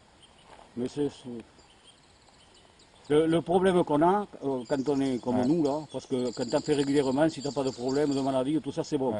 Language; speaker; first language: French; native; French